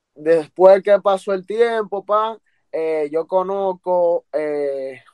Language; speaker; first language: Spanish; native; Spanish